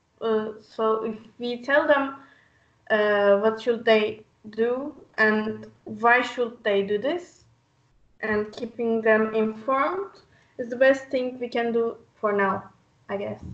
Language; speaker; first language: English; non-native, local second language; Turkish